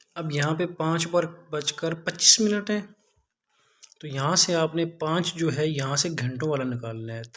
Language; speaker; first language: Urdu; non-native, local second language; Punjabi